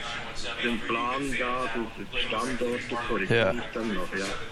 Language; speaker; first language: German; native; German